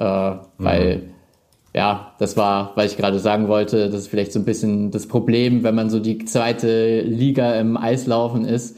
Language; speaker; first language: German; native; German